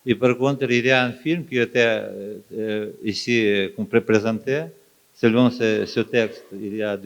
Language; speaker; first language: French; non-native, fluent; Ukrainian